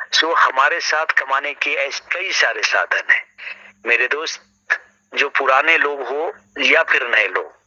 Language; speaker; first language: Hindi; native; Hindi